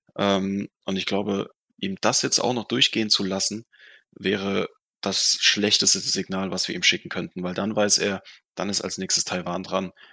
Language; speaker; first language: German; non-native, fluent; Russian